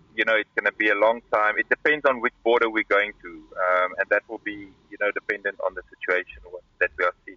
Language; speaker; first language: English; non-native, local second language; Afrikaans